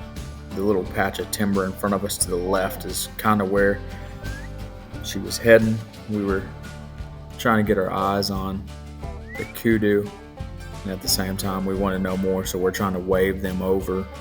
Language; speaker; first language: English; native; English